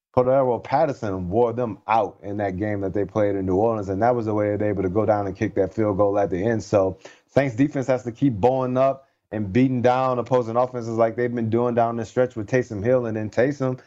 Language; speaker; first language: English; native; English